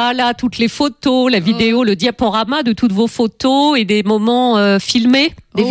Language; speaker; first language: French; native; French